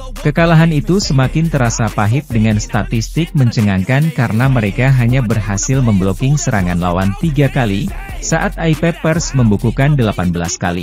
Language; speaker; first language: Indonesian; native; Indonesian